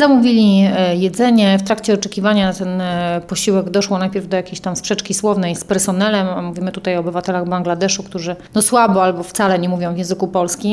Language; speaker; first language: Polish; native; Polish